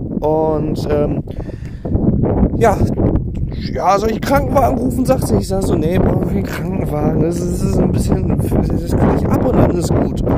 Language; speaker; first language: German; native; German